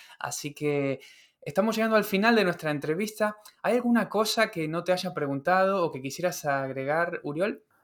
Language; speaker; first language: Spanish; native; Spanish